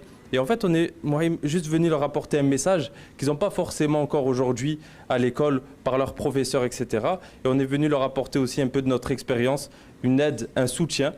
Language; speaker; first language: French; native; French